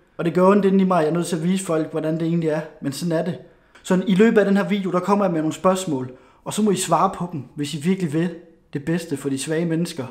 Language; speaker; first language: Danish; native; Danish